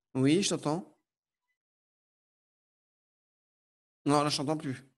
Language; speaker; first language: French; native; French